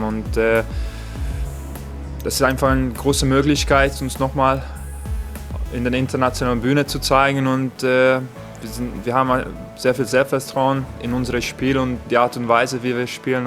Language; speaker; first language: German; non-native, fluent; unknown